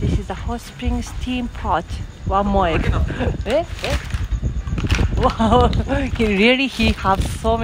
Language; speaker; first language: English; non-native, fluent; Japanese